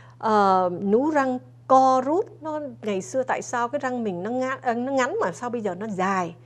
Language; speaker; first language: Vietnamese; early bilingual, other home language; English